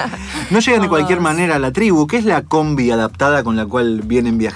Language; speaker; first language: Spanish; native; Spanish